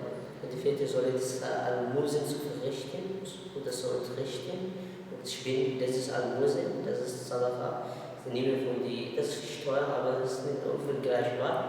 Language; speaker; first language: German; non-native, learner; Arabic